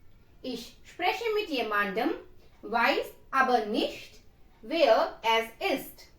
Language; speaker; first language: German; non-native, fluent; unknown